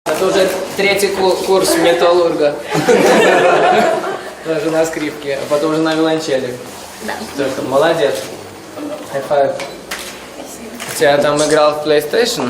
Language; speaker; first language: Russian; early bilingual, heritage; Russian